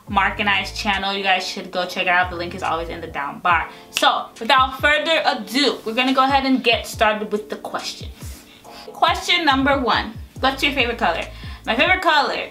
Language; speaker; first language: English; native; English